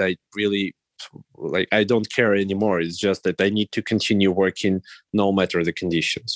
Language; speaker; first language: English; non-native, fluent; Russian